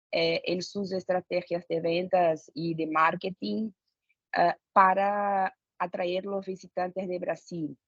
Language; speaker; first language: Spanish; non-native, fluent; Portuguese